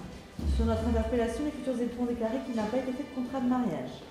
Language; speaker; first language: French; native; French